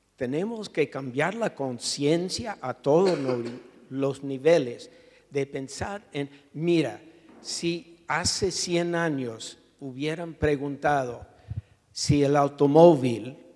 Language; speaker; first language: Spanish; non-native, fluent; English